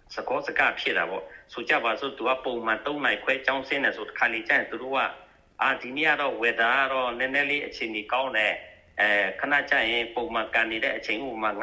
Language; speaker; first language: Burmese; non-native, local second language; Shan